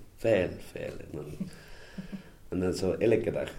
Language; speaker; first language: Dutch; non-native, learner; Spanish